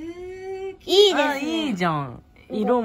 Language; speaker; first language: Japanese; native; Japanese